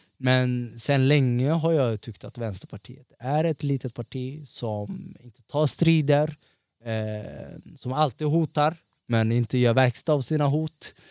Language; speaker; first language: Swedish; early bilingual, other home language; Somali